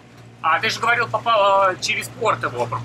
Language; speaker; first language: Russian; native; Russian